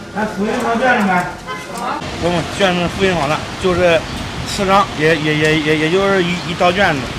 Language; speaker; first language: Chinese; native; Chinese